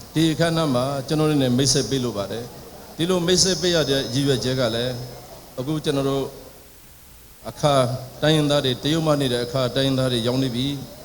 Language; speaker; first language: Burmese; non-native, local second language; Akha